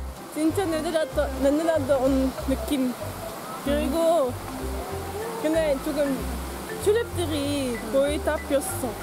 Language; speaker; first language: Korean; non-native, learner; Dutch